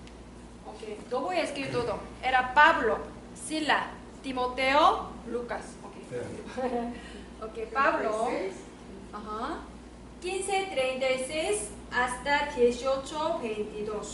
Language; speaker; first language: Spanish; non-native, learner; Korean